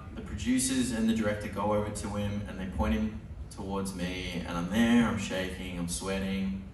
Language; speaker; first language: English; native; English